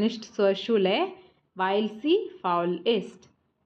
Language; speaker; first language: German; non-native, fluent; Malayalam